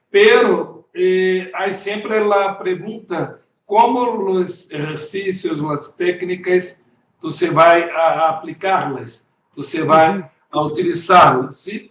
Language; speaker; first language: Spanish; non-native, learner; Portuguese